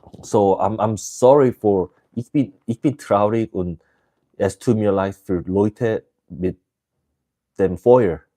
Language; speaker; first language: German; non-native, learner; English